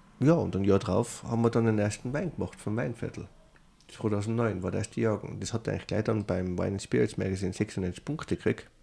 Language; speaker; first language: German; native; German